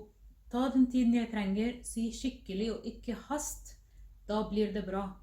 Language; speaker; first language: Norwegian; non-native, fluent; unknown